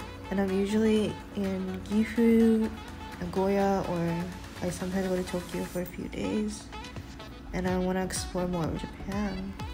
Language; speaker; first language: English; early bilingual, other home language; Japanese